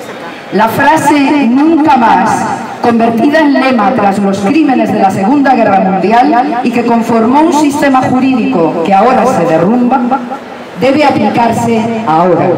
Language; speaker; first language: Spanish; native; Spanish